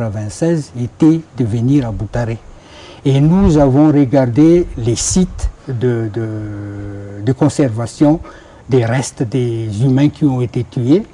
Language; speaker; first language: French; non-native, local second language; Malagasy